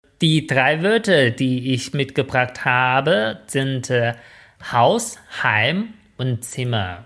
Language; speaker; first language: German; non-native, fluent; Chinese